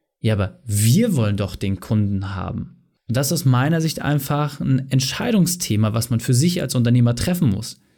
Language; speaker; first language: German; native; German